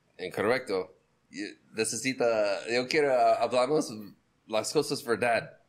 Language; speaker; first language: Spanish; non-native, learner; English